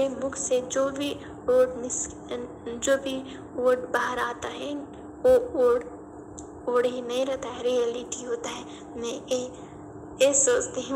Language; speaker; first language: Hindi; non-native, learner; Nepali